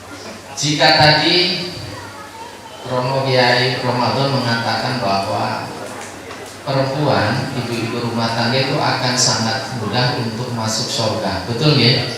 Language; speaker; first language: Indonesian; non-native, local second language; Javanese